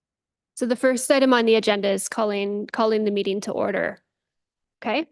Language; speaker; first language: English; native; English